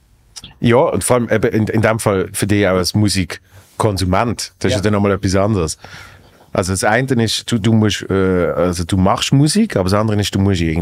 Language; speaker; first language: German; native; German